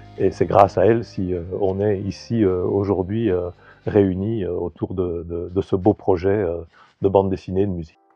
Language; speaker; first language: French; native; French